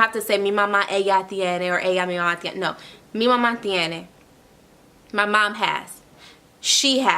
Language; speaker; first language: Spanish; non-native, fluent; English